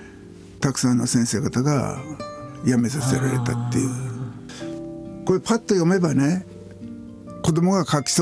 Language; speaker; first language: Japanese; native; Japanese